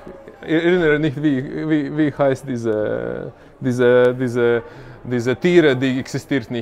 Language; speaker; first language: German; non-native, learner; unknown